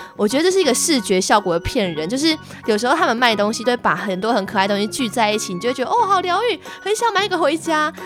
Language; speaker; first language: Chinese; non-native, local second language; Hakka Chinese